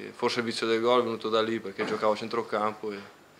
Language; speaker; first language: Italian; native; Italian